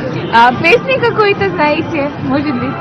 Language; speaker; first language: Russian; non-native, learner; Hindi